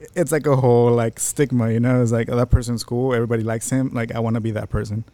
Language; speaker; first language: English; early bilingual, other home language; Spanish